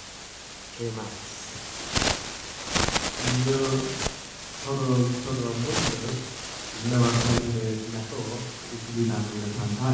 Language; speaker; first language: Spanish; non-native, fluent; English